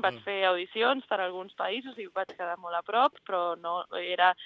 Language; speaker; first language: Catalan; non-native, fluent; Spanish